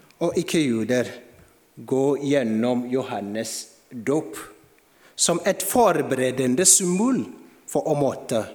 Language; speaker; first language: Norwegian; non-native, fluent; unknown